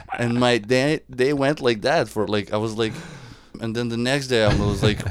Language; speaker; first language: English; non-native, fluent; Serbian